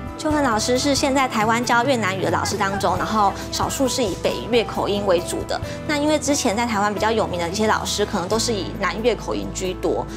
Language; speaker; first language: Chinese; native; Chinese